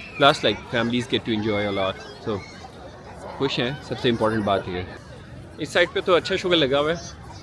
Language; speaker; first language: Urdu; non-native, local second language; Punjabi